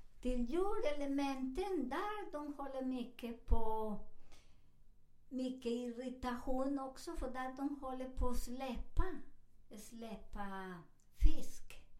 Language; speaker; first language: Swedish; non-native, fluent; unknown